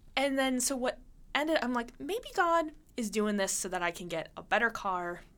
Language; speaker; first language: English; native; English